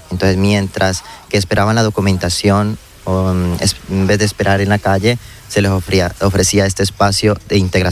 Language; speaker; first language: Spanish; native; Spanish